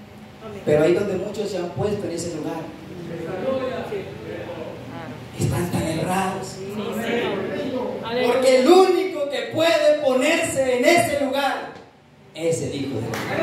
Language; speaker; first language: Spanish; native; Spanish